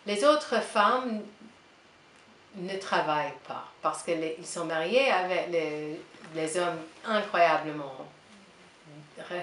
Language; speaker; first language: French; non-native, learner; English